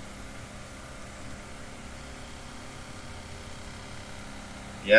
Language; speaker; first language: English; non-native, learner; Spanish